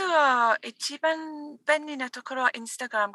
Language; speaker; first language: Japanese; non-native, learner; English